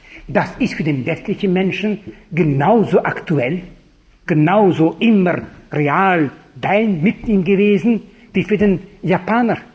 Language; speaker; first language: German; non-native, fluent; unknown